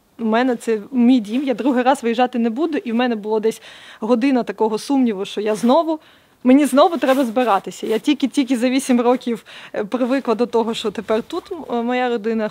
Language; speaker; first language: Ukrainian; native; Ukrainian